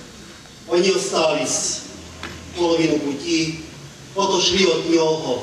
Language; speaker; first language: Ukrainian; non-native, local second language; Hungarian